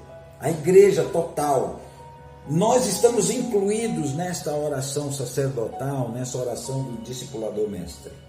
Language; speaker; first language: Portuguese; native; Portuguese